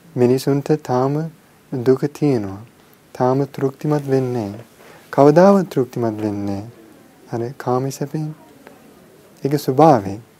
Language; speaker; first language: Sinhala; non-native, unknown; English